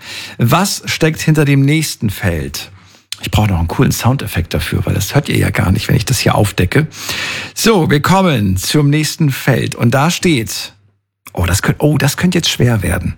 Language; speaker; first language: German; native; German